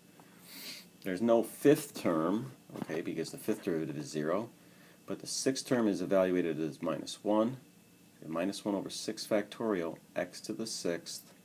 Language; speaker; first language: English; native; English